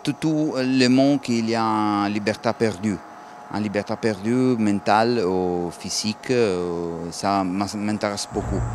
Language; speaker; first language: French; non-native, learner; Italian